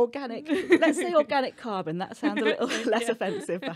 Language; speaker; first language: English; native; English